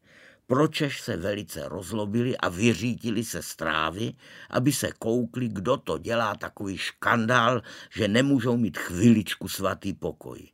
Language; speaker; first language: Czech; native; Czech